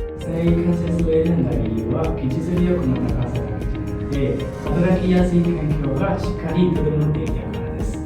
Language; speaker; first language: Japanese; non-native, fluent; Burmese